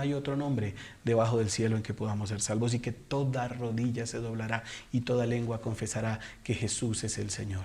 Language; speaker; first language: Spanish; native; Spanish